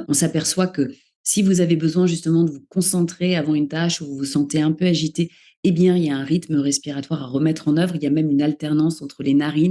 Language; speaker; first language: French; native; French